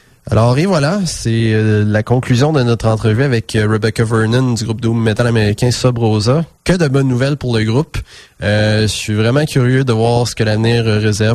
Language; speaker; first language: French; native; French